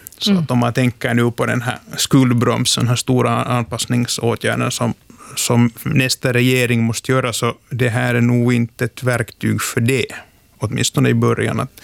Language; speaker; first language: Swedish; non-native, local second language; Finnish